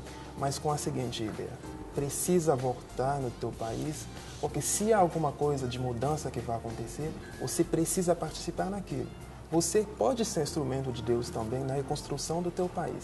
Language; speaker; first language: Portuguese; non-native, fluent; Haitian Creole